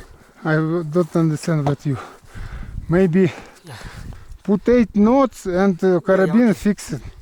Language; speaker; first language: English; non-native, learner; Russian